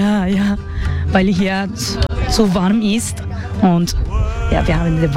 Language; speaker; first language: German; non-native, learner; Spanish